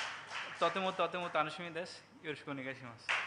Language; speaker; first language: Japanese; non-native, learner; Bangla